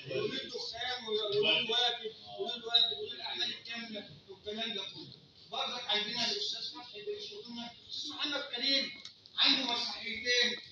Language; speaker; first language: Arabic; native; Arabic